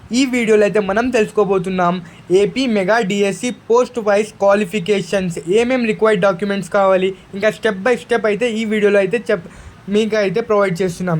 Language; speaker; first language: Telugu; non-native, local second language; Urdu